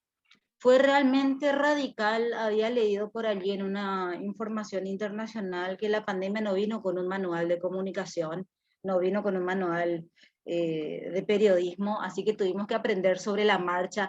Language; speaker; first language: Spanish; native; Spanish